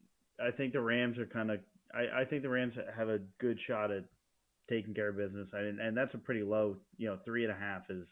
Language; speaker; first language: English; native; English